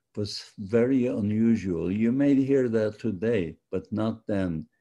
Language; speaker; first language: English; non-native, fluent; Polish